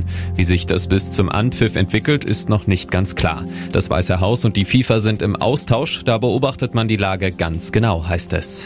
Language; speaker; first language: German; native; German